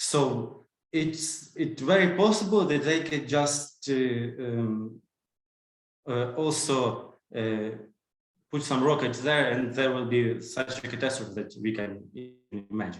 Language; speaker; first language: English; non-native, learner; Ukrainian